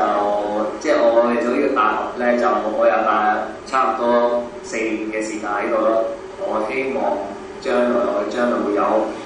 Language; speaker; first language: Cantonese; non-native, learner; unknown